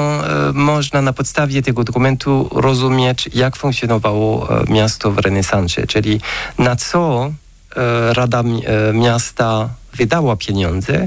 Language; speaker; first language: Polish; non-native, fluent; French